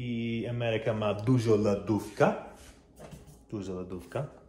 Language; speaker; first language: Polish; non-native, learner; English